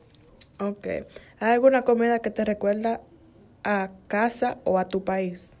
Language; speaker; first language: Spanish; early bilingual, heritage; Spanish